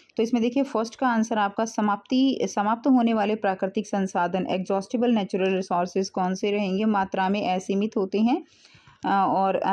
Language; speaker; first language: Hindi; native; Hindi